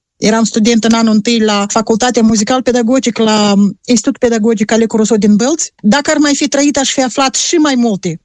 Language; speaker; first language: Romanian; native; Romanian